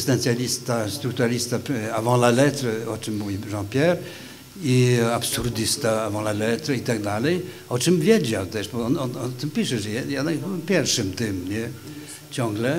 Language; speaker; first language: Polish; non-native, fluent; Swedish